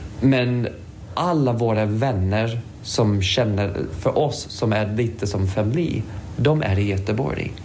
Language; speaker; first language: Swedish; non-native, fluent; English